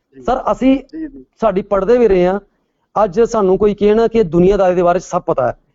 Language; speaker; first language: Punjabi; non-native, local second language; Pahari-Potwari